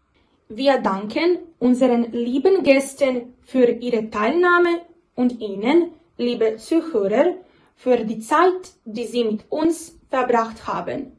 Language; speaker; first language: German; non-native, learner; Croatian